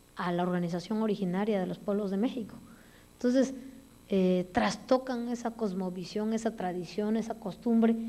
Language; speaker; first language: Spanish; native; Spanish